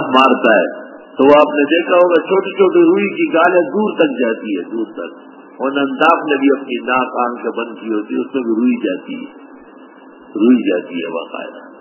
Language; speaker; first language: Urdu; non-native, local second language; Pashto